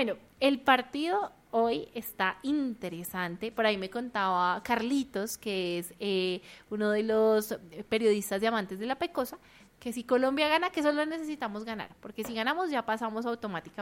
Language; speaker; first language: Spanish; native; Spanish